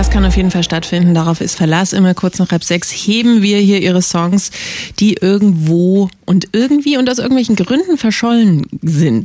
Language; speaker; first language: German; native; German